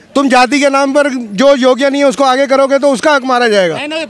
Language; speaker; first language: Hindi; native; Hindi